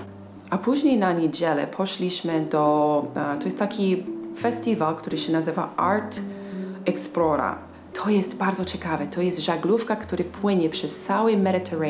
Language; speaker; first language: Polish; non-native, fluent; English